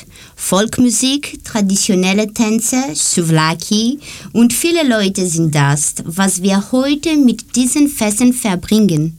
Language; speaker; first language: German; non-native, learner; Greek